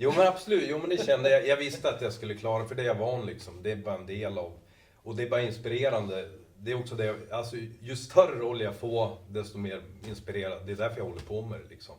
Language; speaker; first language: Swedish; native; Swedish